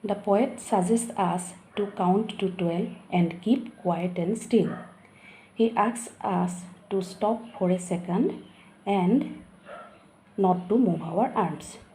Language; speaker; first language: English; non-native, local second language; Assamese